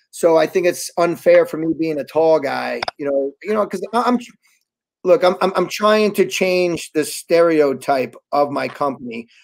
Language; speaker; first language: English; native; English